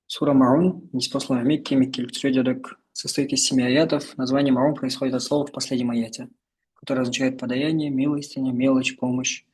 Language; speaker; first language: Russian; non-native, local second language; Kazakh